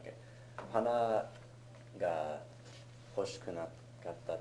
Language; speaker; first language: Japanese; non-native, learner; English